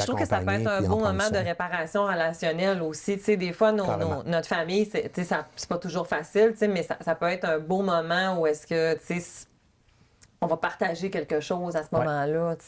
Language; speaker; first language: French; native; French